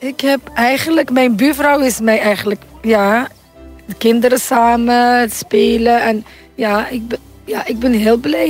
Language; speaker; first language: Dutch; non-native, learner; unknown